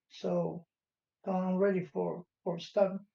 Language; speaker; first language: English; non-native, fluent; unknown